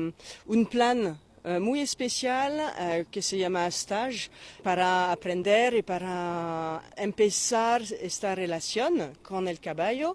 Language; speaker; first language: Spanish; non-native, fluent; French